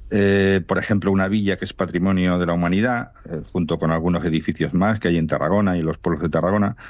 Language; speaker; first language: Spanish; native; Spanish